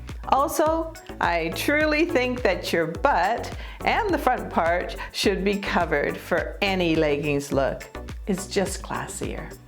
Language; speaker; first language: English; native; English